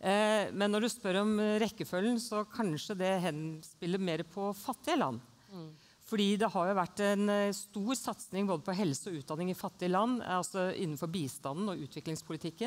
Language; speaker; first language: Norwegian; native; Norwegian